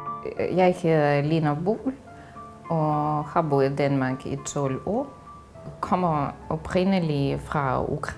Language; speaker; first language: Danish; non-native, fluent; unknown